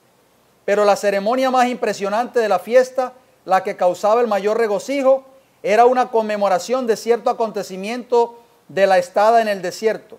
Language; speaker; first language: Spanish; native; Spanish